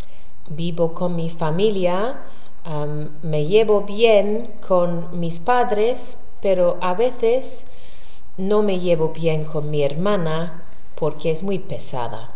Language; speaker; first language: Spanish; non-native, learner; English